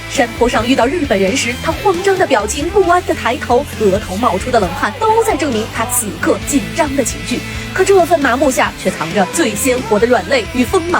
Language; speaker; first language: Chinese; native; Chinese